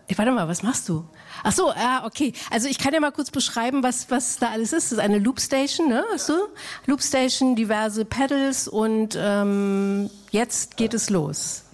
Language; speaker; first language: German; native; German